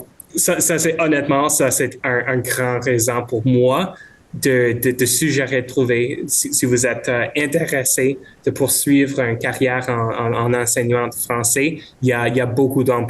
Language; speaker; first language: French; non-native, local second language; English